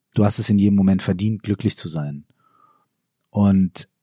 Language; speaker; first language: German; native; German